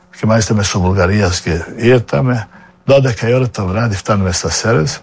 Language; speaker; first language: Greek; non-native, fluent; Serbian